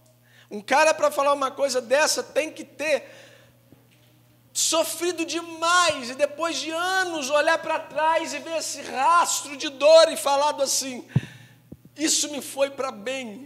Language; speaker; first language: Portuguese; native; Portuguese